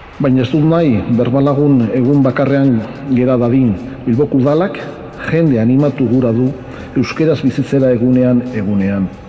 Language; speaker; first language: Basque; native; Basque